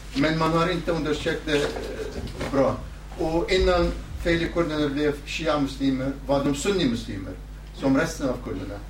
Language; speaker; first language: Swedish; non-native, fluent; Southern Kurdish